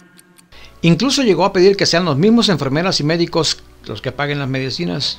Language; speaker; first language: Spanish; native; Spanish